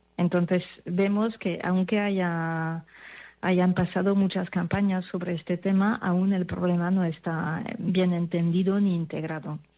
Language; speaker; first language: Spanish; non-native, fluent; French